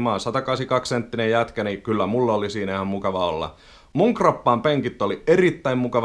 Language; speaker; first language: Finnish; native; Finnish